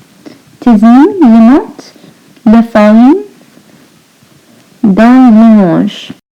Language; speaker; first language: French; non-native, learner; English